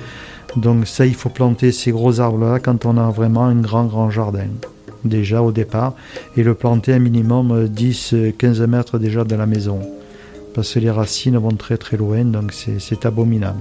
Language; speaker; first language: French; native; French